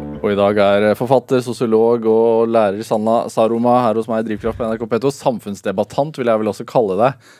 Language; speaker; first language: Norwegian; native; Norwegian